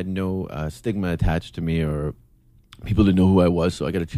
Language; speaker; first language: English; native; English